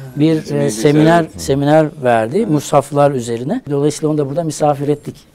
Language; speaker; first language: Turkish; native; Turkish